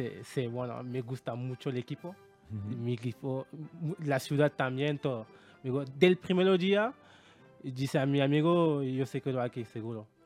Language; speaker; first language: Spanish; non-native, learner; French